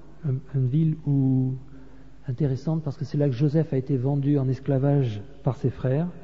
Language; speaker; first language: French; native; French